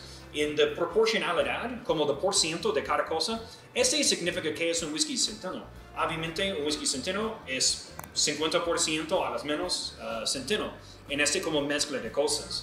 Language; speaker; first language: Spanish; non-native, learner; English